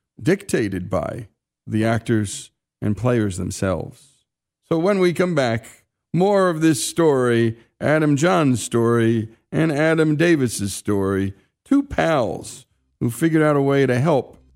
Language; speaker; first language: English; native; English